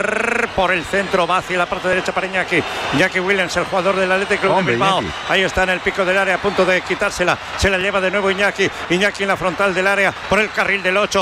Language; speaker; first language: Spanish; native; Spanish